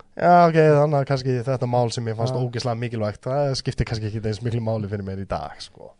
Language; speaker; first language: Icelandic; native; Icelandic